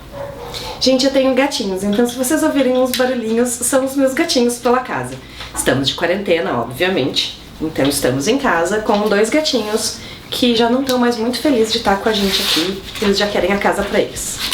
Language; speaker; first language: Portuguese; native; Portuguese